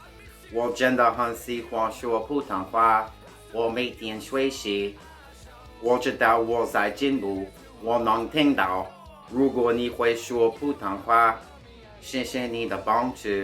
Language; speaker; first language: Chinese; non-native, learner; English